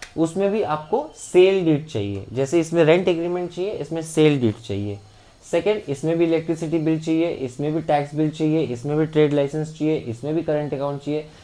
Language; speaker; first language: Hindi; non-native, local second language; Bangla